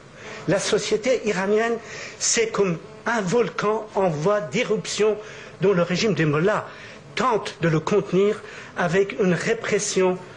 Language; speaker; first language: French; native; French